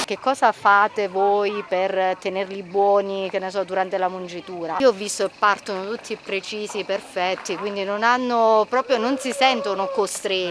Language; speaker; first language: Italian; native; Italian